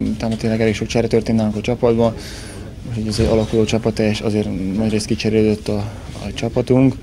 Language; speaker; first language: Hungarian; native; Hungarian